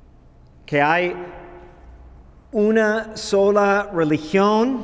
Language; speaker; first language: Spanish; non-native, fluent; English